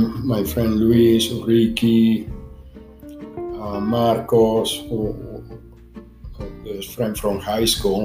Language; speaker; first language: English; non-native, learner; Spanish